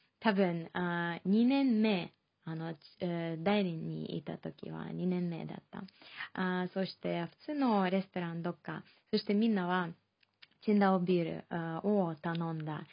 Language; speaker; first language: Japanese; non-native, fluent; Chinese